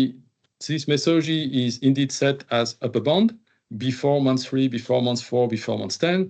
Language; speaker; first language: English; non-native, fluent; French